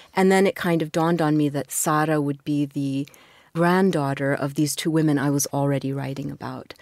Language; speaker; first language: English; non-native, fluent; Arabic